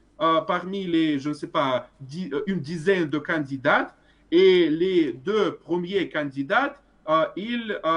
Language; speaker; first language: French; non-native, fluent; Russian